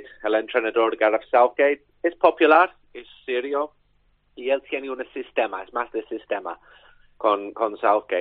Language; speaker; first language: Spanish; non-native, learner; English